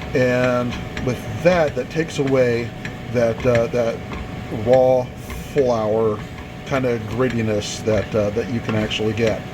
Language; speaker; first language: English; native; English